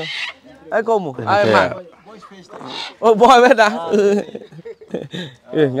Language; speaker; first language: Portuguese; non-native, learner; Vietnamese